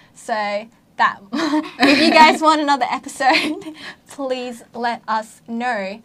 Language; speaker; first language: English; native; English